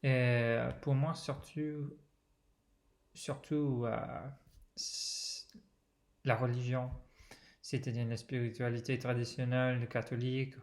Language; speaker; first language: French; non-native, fluent; English